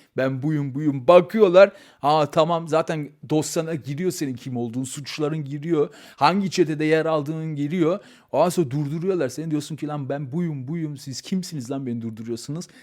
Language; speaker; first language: Turkish; early bilingual, heritage; Turkish